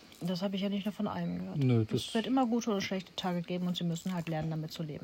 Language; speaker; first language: German; native; German